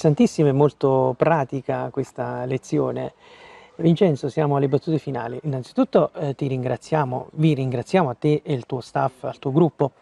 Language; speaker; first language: Italian; native; Italian